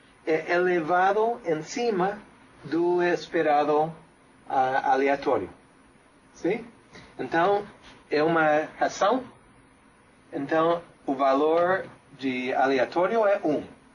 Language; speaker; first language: Spanish; non-native, fluent; English